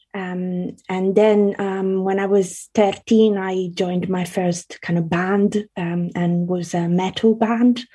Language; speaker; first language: English; early bilingual, other home language; Italian